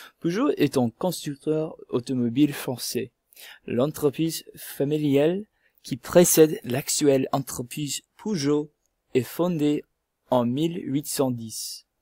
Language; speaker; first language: French; non-native, learner; English